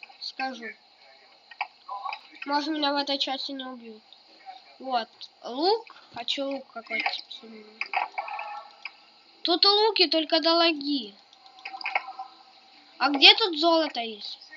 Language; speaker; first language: Russian; native; Russian